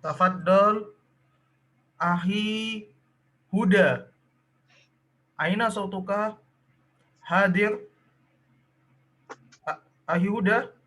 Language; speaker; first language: Arabic; non-native, learner; Indonesian